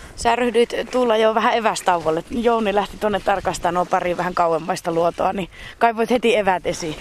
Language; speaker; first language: Finnish; native; Finnish